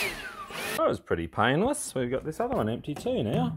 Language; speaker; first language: English; native; English